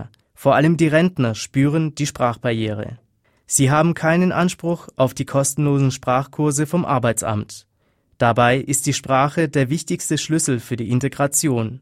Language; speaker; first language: German; native; German